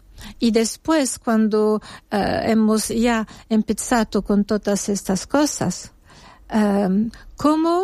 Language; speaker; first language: Spanish; non-native, fluent; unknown